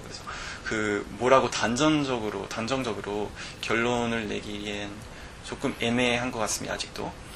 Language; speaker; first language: Korean; non-native, fluent; English